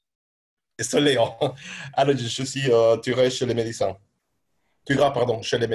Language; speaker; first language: French; non-native, learner; Spanish